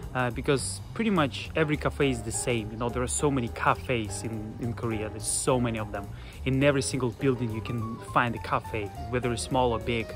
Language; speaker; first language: English; non-native, fluent; Russian